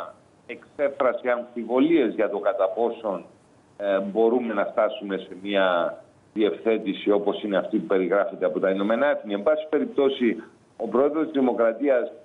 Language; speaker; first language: Greek; native; Greek